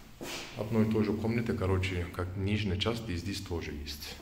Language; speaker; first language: Russian; non-native, learner; Turkish